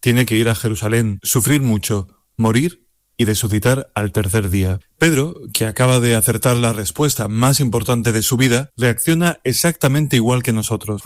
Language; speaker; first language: Spanish; native; Spanish